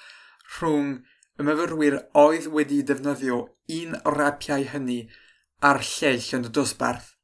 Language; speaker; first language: Welsh; non-native, fluent; French